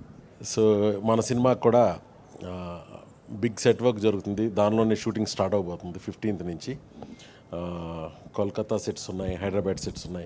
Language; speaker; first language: Telugu; native; Telugu